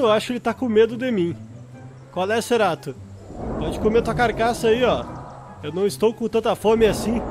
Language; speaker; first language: Portuguese; native; Portuguese